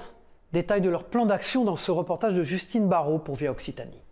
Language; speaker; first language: French; native; French